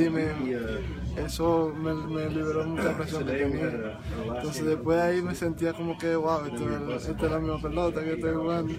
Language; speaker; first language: Spanish; non-native, local second language; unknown